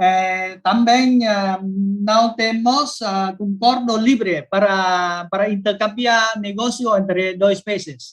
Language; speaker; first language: Spanish; non-native, learner; Vietnamese